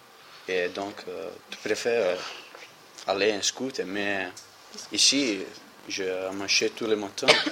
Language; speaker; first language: French; non-native, learner; Italian